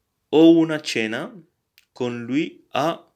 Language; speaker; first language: Italian; non-native, learner; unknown